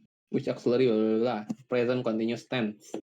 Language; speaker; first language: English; non-native, learner; Indonesian